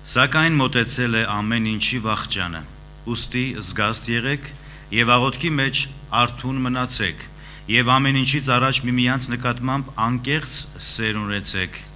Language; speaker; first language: Armenian; native; Armenian